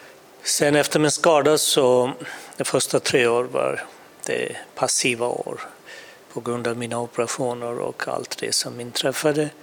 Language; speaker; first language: Swedish; non-native, fluent; Urdu